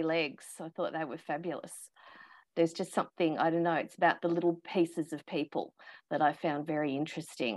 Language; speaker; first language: English; native; English